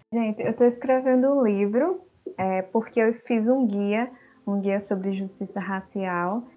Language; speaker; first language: Portuguese; early bilingual, other home language; Upper Guinea Crioulo